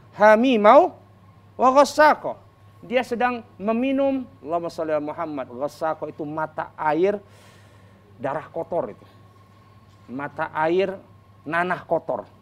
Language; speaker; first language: Indonesian; native; Indonesian